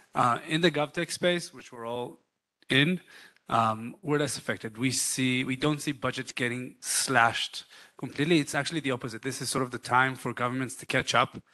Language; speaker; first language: English; non-native, fluent; Hebrew